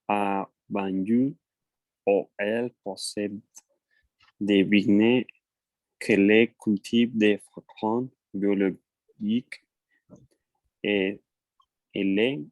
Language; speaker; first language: French; non-native, learner; Spanish